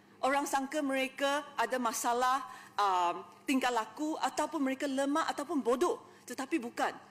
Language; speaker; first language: Malay; non-native, local second language; Chinese